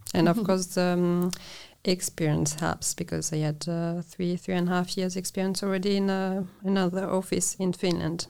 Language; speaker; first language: English; non-native, fluent; French